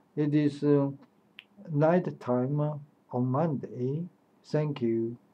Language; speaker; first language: English; non-native, learner; Chinese